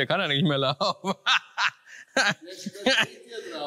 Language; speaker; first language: German; native; German